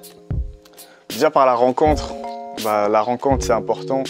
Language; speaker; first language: French; native; French